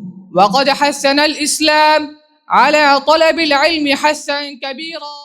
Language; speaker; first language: Arabic; non-native, learner; Bangla